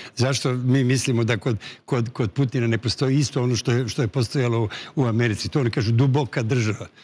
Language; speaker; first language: Bosnian; native; Bosnian